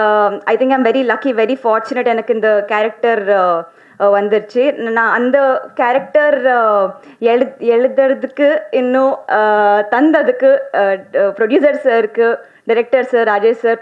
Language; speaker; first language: Tamil; non-native, learner; Telugu